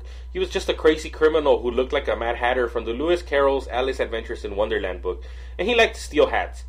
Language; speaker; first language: English; native; English